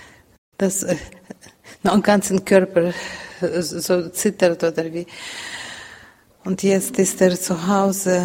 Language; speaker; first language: German; non-native, learner; Russian